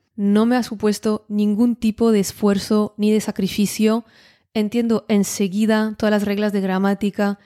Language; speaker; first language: Spanish; non-native, fluent; French